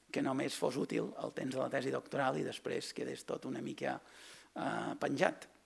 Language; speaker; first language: Catalan; native; Catalan